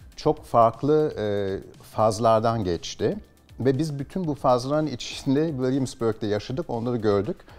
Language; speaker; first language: Turkish; early bilingual, heritage; Turkish